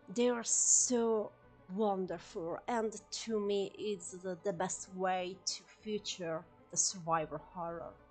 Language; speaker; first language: English; non-native, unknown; Italian